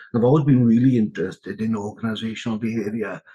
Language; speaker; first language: English; native; English